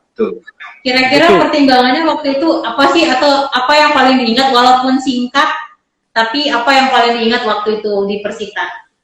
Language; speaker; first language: Indonesian; native; Indonesian